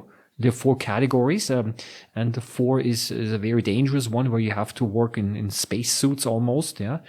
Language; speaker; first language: English; non-native, fluent; German